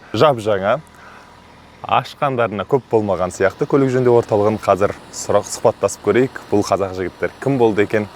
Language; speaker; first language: Kazakh; native; Kazakh